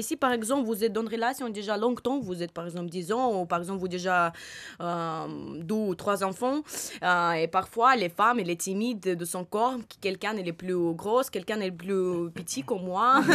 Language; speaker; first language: French; non-native, learner; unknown